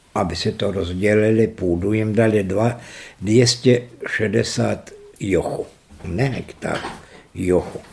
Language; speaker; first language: Czech; early bilingual, heritage; Serbian